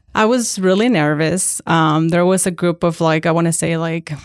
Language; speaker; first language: English; non-native, fluent; Spanish